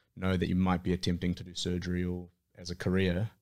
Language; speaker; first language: English; native; English